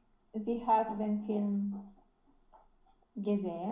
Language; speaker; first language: German; non-native, learner; Romanian